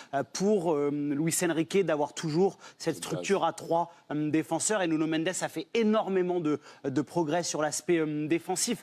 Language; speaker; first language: French; native; French